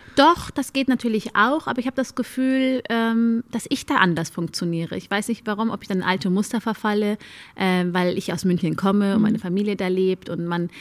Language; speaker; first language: German; early bilingual, other home language; Amharic